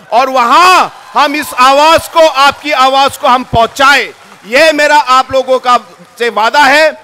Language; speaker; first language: Hindi; non-native, local second language; Garo